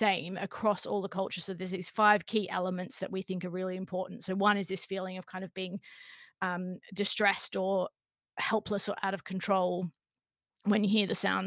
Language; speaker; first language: English; native; English